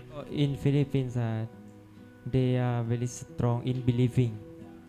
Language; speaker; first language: English; non-native, learner; Thai